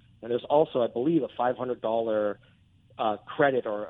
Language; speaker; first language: English; native; English